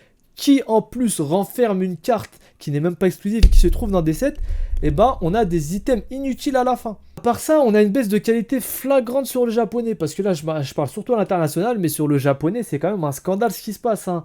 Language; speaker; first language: French; native; French